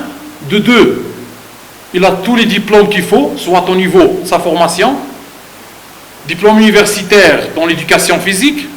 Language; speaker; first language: French; non-native, fluent; Arabic